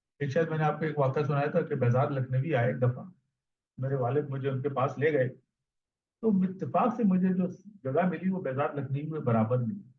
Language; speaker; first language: Urdu; native; Urdu